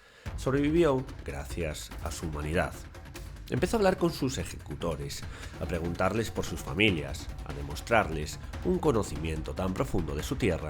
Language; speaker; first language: Spanish; native; Spanish